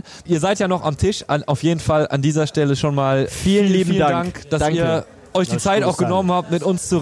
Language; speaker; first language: German; native; German